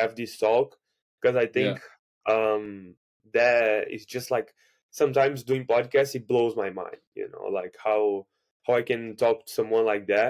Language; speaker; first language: English; non-native, fluent; Portuguese